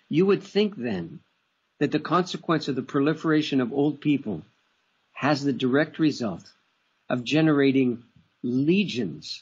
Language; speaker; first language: English; native; English